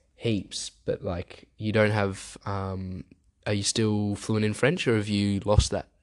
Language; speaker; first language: English; early bilingual, other home language; German